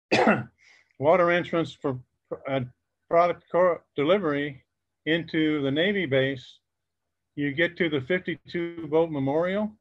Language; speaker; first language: English; native; English